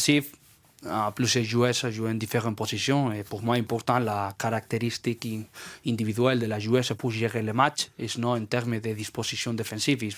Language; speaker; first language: French; non-native, learner; Spanish